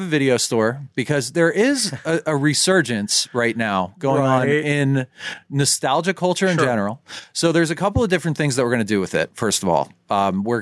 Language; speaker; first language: English; native; English